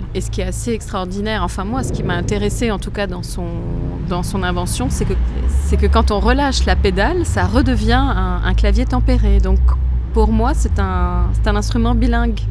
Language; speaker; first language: French; native; French